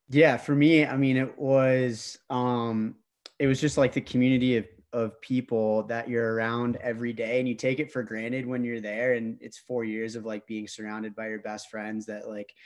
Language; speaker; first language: English; native; English